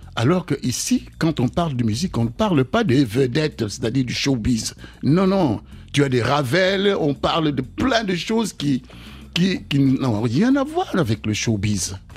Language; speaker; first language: French; non-native, local second language; Lingala